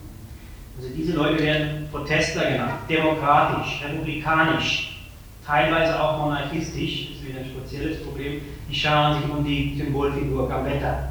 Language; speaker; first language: German; native; German